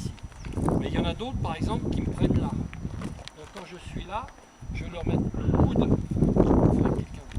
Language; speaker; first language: French; native; French